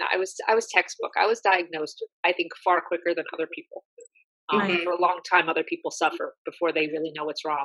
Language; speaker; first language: English; native; English